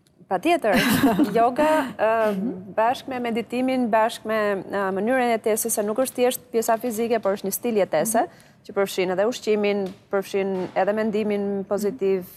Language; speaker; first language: Albanian; native; Albanian